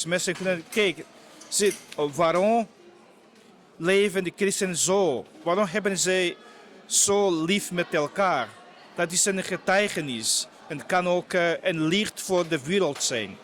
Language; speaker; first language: Dutch; non-native, fluent; Portuguese